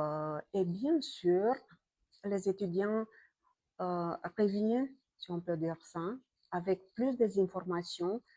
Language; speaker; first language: French; non-native, fluent; Romanian